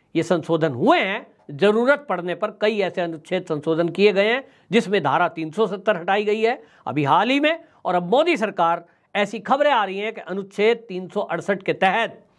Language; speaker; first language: Hindi; native; Hindi